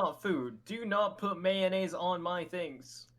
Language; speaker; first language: English; native; English